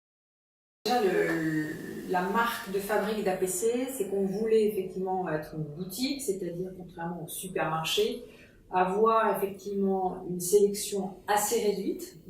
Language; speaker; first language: French; native; French